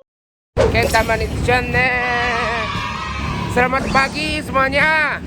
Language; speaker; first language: Indonesian; non-native, fluent; Japanese